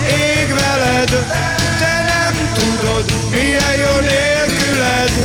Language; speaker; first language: Hungarian; native; Hungarian